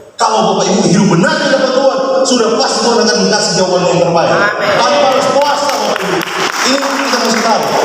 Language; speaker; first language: Indonesian; native; Indonesian